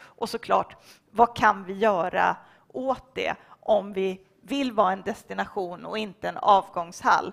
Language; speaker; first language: Swedish; native; Swedish